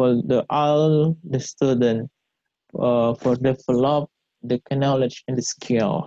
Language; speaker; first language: English; non-native, learner; Indonesian